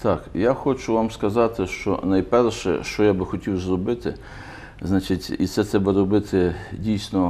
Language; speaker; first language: Ukrainian; native; Ukrainian